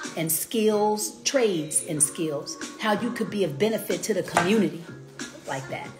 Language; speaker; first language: English; native; English